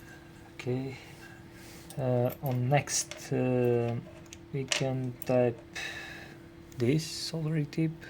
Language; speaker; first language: English; non-native, learner; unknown